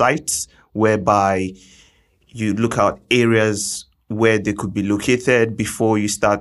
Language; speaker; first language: English; non-native, local second language; Yoruba